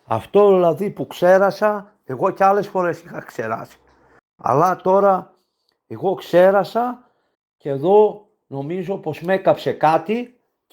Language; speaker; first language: Greek; non-native, fluent; Bulgarian